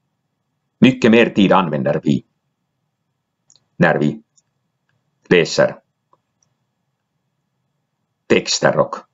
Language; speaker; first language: Swedish; non-native, local second language; Finnish